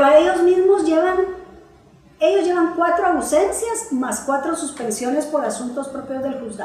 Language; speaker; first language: Spanish; native; Spanish